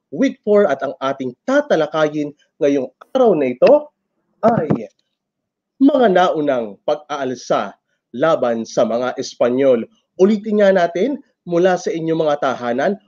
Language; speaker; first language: Filipino; native; Filipino